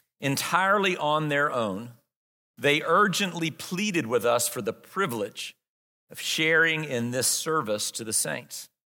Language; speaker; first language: English; native; English